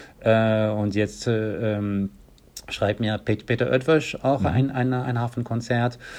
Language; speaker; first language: German; non-native, fluent; French